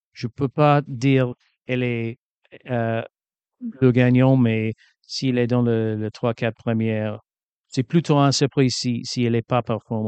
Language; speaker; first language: French; non-native, fluent; English